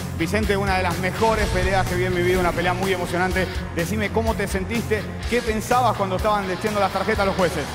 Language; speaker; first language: Spanish; native; Spanish